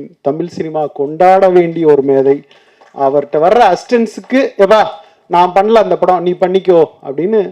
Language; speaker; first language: Tamil; native; Tamil